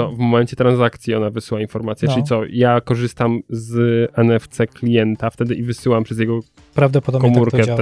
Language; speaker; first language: Polish; native; Polish